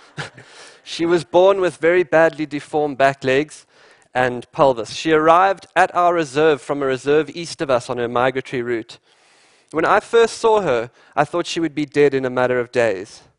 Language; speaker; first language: English; native; English